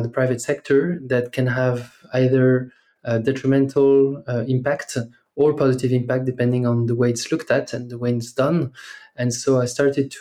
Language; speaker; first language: English; non-native, fluent; French